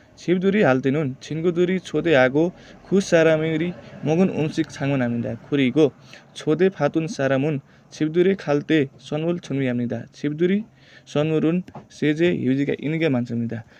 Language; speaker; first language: Korean; non-native, learner; Nepali